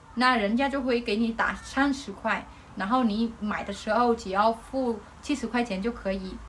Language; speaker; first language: Chinese; non-native, fluent; Vietnamese